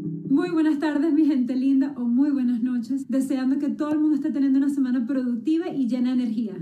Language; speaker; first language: Spanish; early bilingual, heritage; Spanish